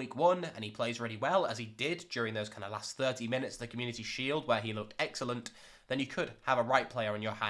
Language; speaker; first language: English; native; English